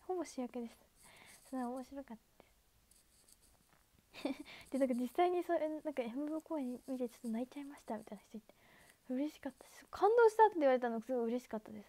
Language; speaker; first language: Japanese; native; Japanese